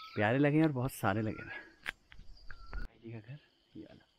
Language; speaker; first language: Hindi; native; Hindi